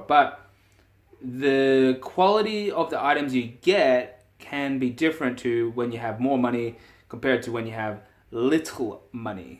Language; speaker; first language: English; native; English